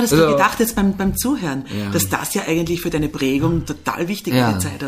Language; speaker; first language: German; native; German